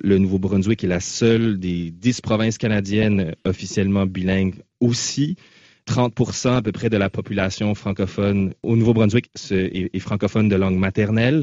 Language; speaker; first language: French; native; French